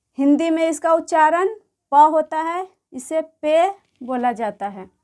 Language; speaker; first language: Hindi; native; Hindi